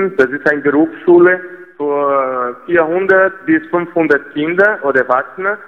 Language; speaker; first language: German; non-native, fluent; Portuguese